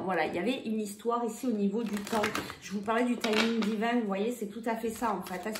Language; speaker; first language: French; native; French